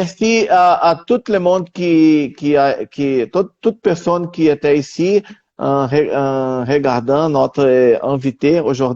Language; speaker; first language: French; non-native, learner; Portuguese